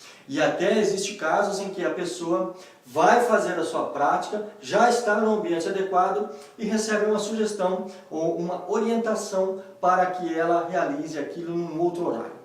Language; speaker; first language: Portuguese; native; Portuguese